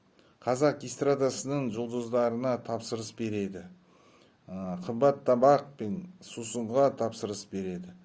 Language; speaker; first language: Kazakh; non-native, local second language; Russian